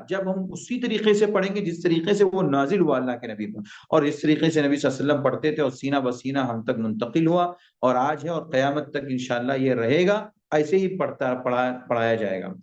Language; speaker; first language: Urdu; native; Urdu